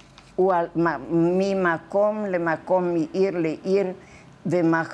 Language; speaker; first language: Hebrew; non-native, fluent; Czech